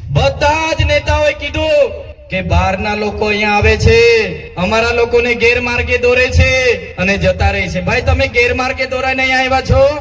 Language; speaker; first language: Gujarati; non-native, local second language; Vasavi